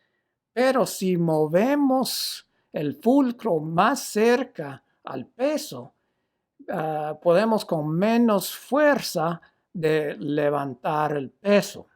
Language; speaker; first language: Spanish; non-native, fluent; English